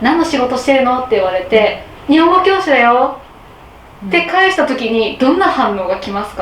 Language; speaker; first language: Japanese; native; Japanese